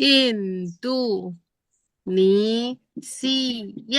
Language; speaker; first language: Chinese; non-native, learner; Indonesian